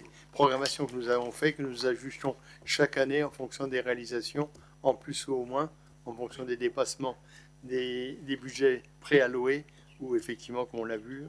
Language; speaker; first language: French; native; French